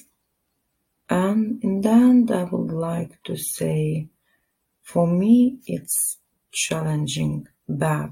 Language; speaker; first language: English; non-native, learner; Lithuanian